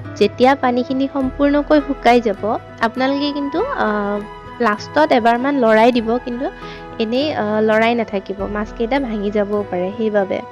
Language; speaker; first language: Assamese; native; Assamese